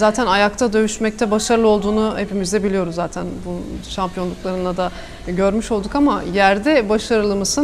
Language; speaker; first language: Turkish; native; Turkish